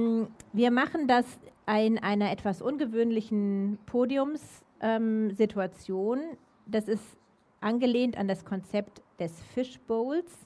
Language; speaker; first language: German; native; German